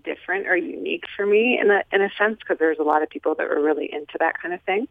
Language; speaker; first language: English; native; English